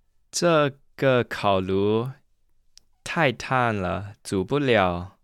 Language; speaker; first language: Chinese; early bilingual, heritage; Chinese